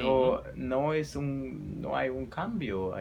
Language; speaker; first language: Spanish; non-native, learner; German